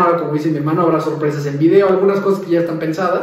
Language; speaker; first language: Spanish; native; Spanish